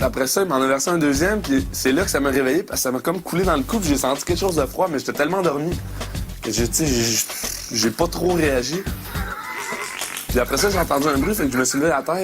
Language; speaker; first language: French; native; French